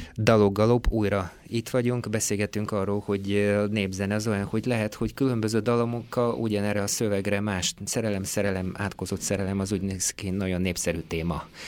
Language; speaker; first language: Hungarian; native; Hungarian